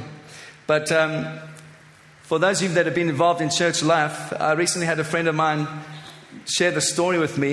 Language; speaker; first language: English; native; English